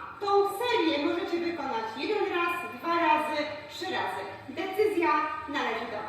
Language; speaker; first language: Polish; native; Polish